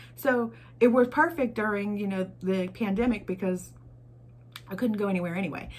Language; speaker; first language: English; native; English